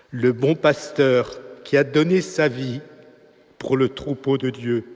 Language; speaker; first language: French; native; French